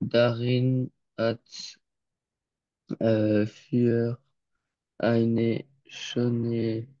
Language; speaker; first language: German; non-native, learner; French